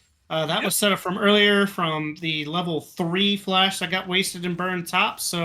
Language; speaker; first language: English; native; English